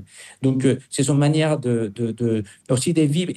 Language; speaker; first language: French; non-native, fluent; Spanish